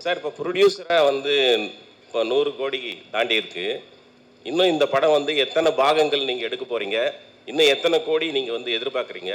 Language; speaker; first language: Tamil; native; Tamil